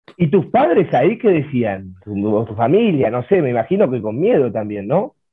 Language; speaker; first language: Spanish; native; Spanish